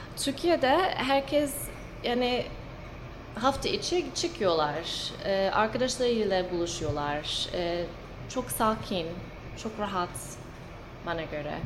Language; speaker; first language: Turkish; early bilingual, heritage; English